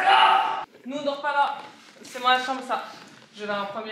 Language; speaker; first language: French; native; French